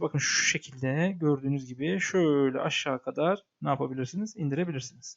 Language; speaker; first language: Turkish; native; Turkish